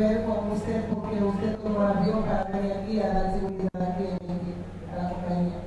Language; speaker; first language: Spanish; non-native, fluent; Haitian Creole